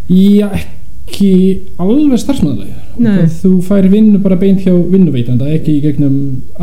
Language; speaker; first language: Icelandic; non-native, fluent; Polish